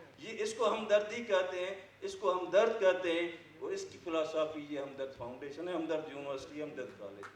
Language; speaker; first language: Urdu; non-native, local second language; Sindhi